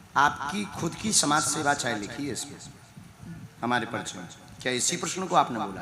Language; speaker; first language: Hindi; native; Hindi